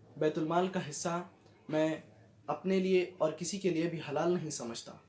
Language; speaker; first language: Urdu; native; Urdu